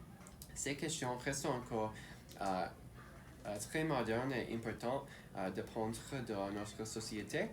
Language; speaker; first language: French; non-native, local second language; English